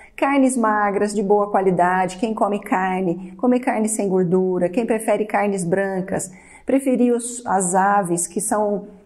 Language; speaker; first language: Portuguese; native; Portuguese